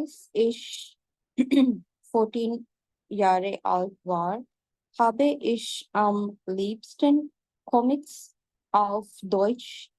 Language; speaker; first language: German; non-native, learner; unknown